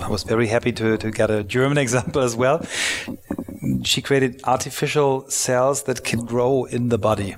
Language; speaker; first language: English; non-native, fluent; German